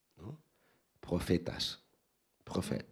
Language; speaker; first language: French; non-native, learner; Spanish